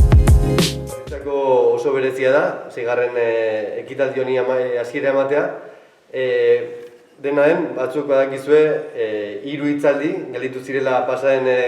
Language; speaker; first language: Basque; native; Basque